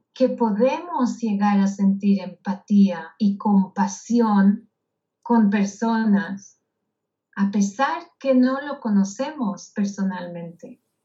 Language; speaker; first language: Spanish; non-native, fluent; Hebrew